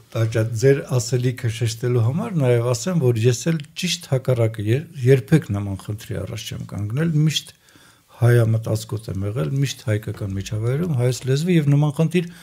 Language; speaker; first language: Armenian; native; Armenian